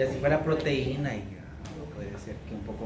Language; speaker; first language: Spanish; native; Spanish